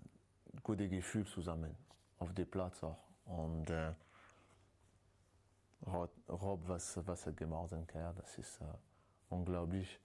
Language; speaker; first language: German; non-native, learner; French